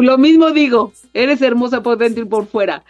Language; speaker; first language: Spanish; native; Spanish